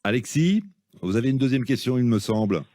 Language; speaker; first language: French; native; French